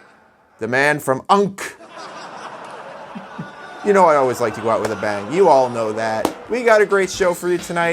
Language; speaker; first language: English; native; English